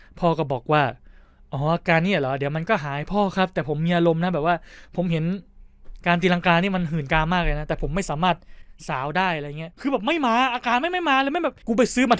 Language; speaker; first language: Thai; native; Thai